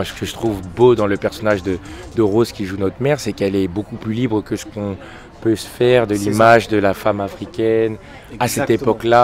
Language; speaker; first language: French; native; French